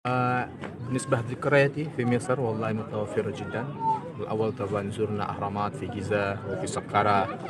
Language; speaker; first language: Arabic; non-native, fluent; Indonesian